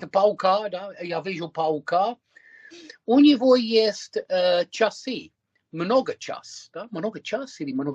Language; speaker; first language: Russian; non-native, learner; English